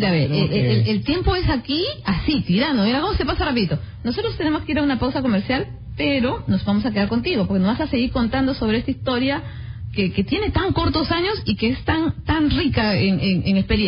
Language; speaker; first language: Spanish; native; Spanish